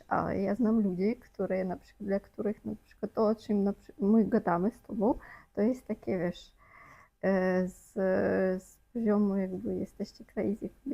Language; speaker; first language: Polish; non-native, fluent; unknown